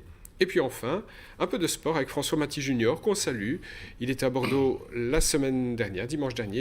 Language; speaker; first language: French; native; French